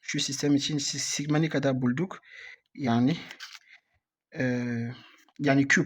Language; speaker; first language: Turkish; non-native, learner; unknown